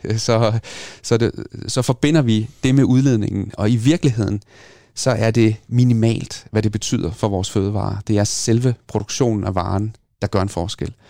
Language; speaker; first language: Danish; native; Danish